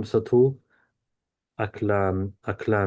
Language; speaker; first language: Arabic; non-native, learner; English